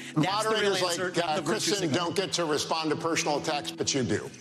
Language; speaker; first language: English; native; English